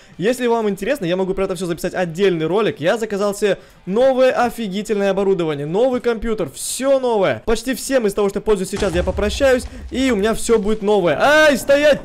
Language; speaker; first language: Russian; early bilingual, heritage; Russian